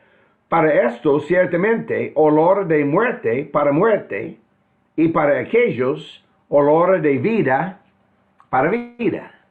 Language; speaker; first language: Spanish; non-native, fluent; English